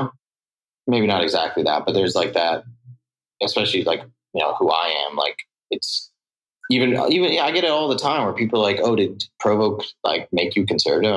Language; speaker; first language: English; native; English